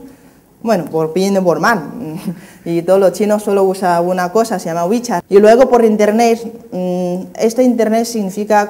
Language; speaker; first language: Spanish; non-native, fluent; Chinese